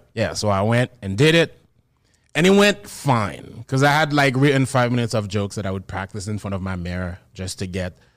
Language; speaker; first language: English; non-native, fluent; Haitian Creole